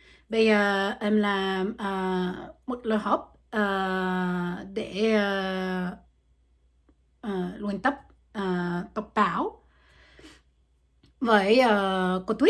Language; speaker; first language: Vietnamese; non-native, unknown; French